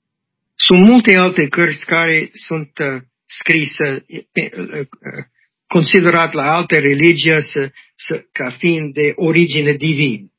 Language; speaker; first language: Romanian; non-native, learner; English